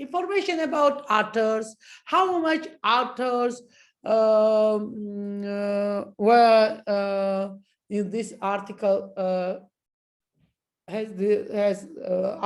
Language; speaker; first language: English; non-native, learner; Georgian